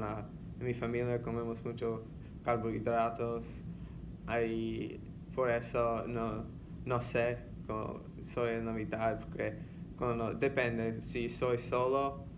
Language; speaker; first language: Spanish; non-native, learner; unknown